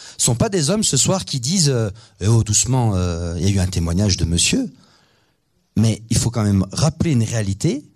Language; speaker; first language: French; native; French